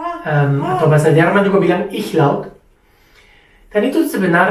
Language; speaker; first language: Indonesian; non-native, fluent; German